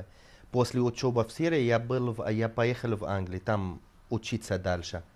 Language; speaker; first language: Russian; non-native, fluent; Arabic